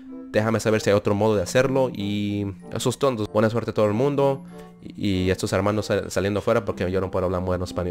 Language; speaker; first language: Spanish; early bilingual, heritage; Spanish